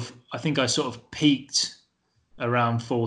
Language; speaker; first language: English; native; English